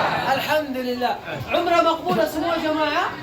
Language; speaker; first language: Indonesian; non-native, learner; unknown